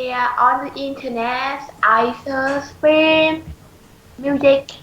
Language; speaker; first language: English; non-native, learner; Vietnamese